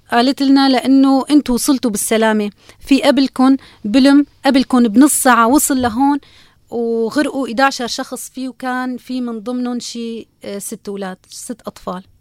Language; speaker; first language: Arabic; native; Arabic